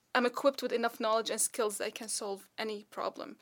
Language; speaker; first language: English; non-native, fluent; Arabic